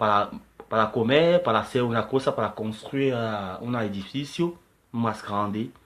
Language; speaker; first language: Spanish; non-native, learner; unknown